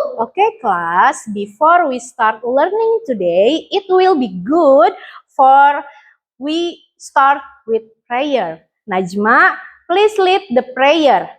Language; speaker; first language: English; non-native, learner; Indonesian